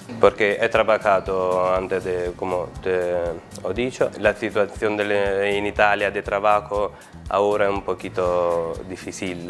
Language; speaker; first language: Spanish; non-native, learner; Italian